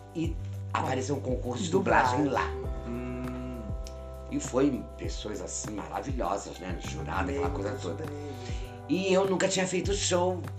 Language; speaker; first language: Portuguese; native; Portuguese